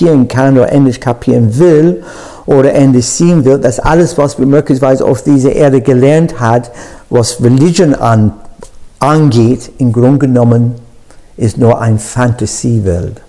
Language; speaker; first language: German; non-native, fluent; English